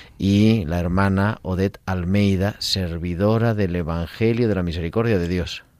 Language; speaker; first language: Spanish; native; Spanish